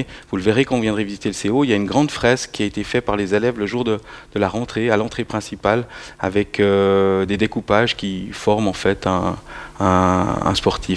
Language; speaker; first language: French; native; French